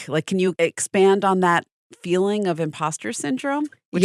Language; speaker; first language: English; native; English